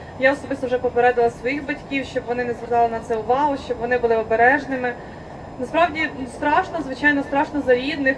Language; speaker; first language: Ukrainian; native; Ukrainian